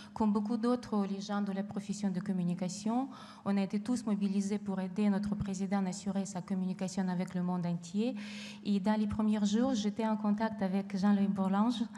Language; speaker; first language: French; non-native, fluent; Ukrainian